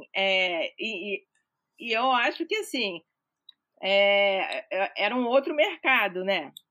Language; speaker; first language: Portuguese; native; Portuguese